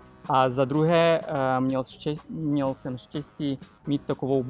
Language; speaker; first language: Czech; non-native, fluent; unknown